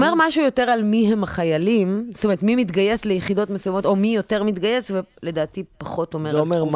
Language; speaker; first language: Hebrew; native; Hebrew